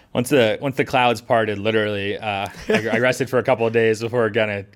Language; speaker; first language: English; native; English